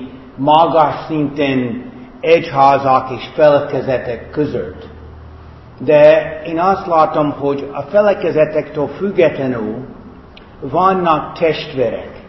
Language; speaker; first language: Hungarian; non-native, fluent; English